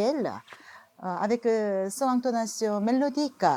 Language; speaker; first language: French; non-native, fluent; Korean